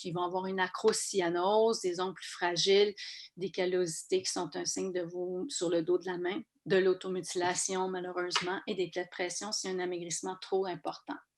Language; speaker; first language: French; native; French